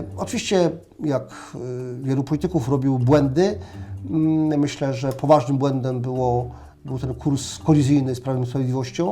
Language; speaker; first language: Polish; native; Polish